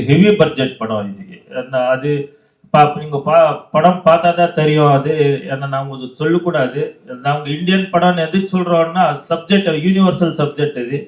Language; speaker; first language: Tamil; non-native, learner; Kannada